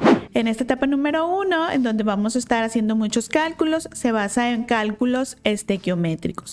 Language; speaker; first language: Spanish; native; Spanish